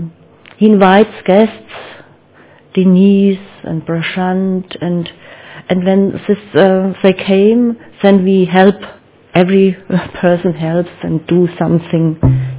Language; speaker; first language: English; non-native, learner; German